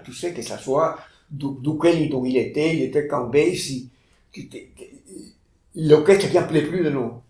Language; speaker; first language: French; non-native, fluent; Spanish